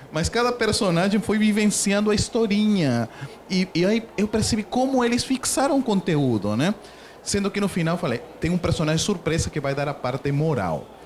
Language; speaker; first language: Portuguese; non-native, fluent; Spanish